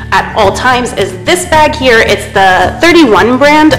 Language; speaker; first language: English; native; English